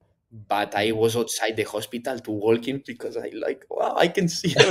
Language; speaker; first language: English; non-native, learner; Spanish